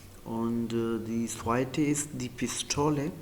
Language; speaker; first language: German; non-native, learner; Urdu